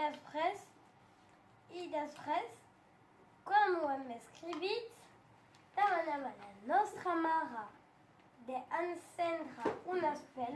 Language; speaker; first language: Catalan; non-native, local second language; French